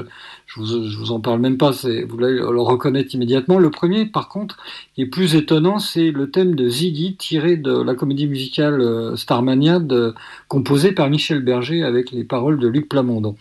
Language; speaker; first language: French; native; French